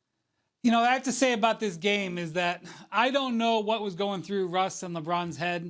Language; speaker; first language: English; native; English